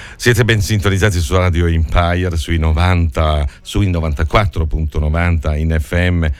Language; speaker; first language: Italian; native; Italian